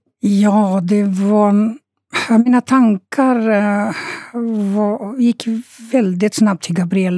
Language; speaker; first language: Swedish; non-native, fluent; Romanian